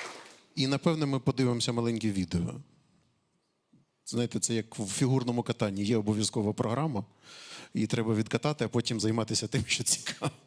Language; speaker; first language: Ukrainian; native; Ukrainian